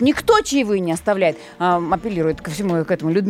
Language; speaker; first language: Russian; native; Russian